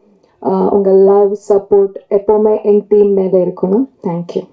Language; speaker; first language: Tamil; non-native, local second language; Kannada